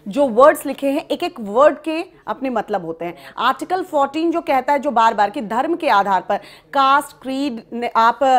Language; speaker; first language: Hindi; native; Hindi